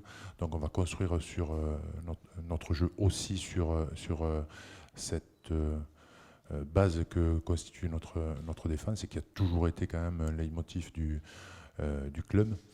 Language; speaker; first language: French; native; French